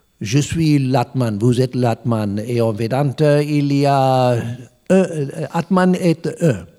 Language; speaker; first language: French; non-native, learner; English